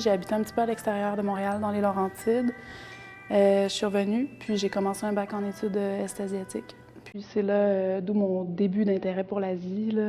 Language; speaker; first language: French; native; French